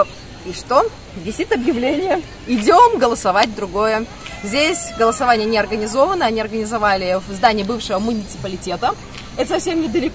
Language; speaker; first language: Russian; native; Russian